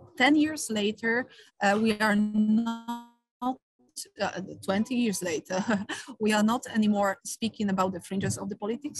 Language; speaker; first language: English; non-native, fluent; Polish